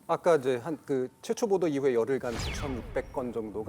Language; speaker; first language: Korean; native; Korean